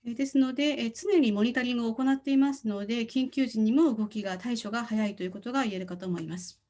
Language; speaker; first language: Japanese; non-native, fluent; Korean